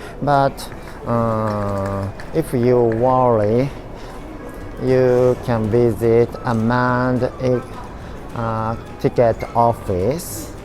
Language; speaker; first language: English; non-native, learner; Japanese